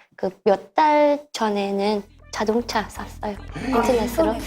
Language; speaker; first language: Korean; non-native, learner; English